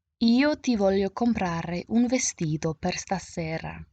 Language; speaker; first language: Italian; non-native, fluent; English